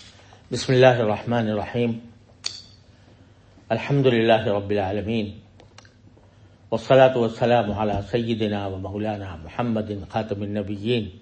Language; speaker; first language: Arabic; non-native, fluent; Urdu